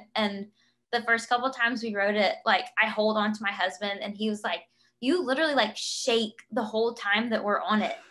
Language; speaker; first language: English; native; English